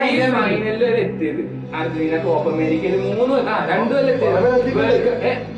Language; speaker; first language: Malayalam; native; Malayalam